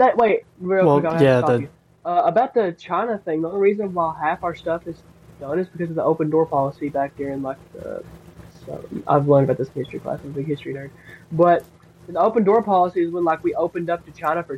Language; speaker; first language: English; native; English